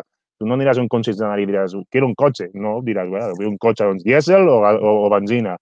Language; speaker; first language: Catalan; native; Catalan